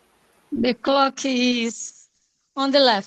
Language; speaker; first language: English; non-native, learner; Portuguese